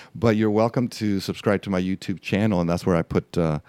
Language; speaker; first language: English; non-native, fluent; Spanish